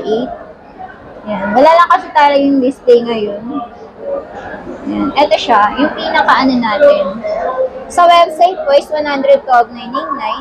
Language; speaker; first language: Filipino; native; Filipino